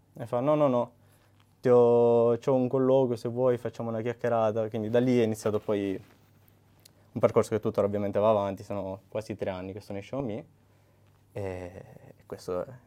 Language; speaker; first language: Italian; native; Italian